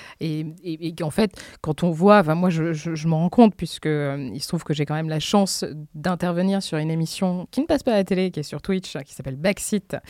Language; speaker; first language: French; native; French